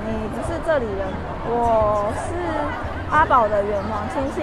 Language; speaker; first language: Chinese; native; Chinese